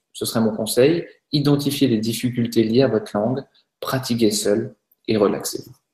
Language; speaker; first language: French; native; French